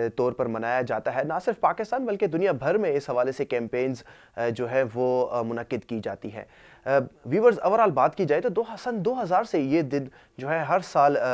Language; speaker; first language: Urdu; native; Urdu